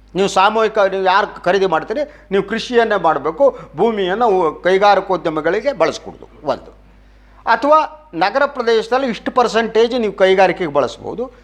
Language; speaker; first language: Kannada; native; Kannada